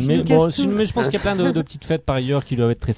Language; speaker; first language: French; native; French